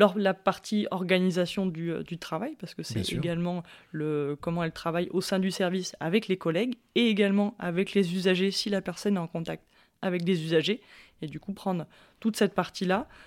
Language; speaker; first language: French; native; French